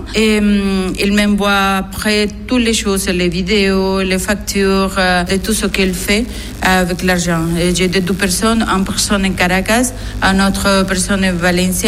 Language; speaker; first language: French; non-native, learner; Spanish